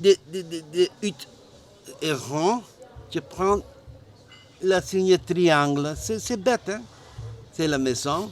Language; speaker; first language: French; non-native, learner; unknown